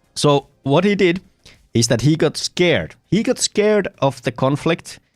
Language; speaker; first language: English; non-native, fluent; Finnish